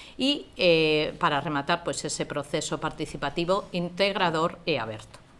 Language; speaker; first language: Galician; non-native, local second language; Spanish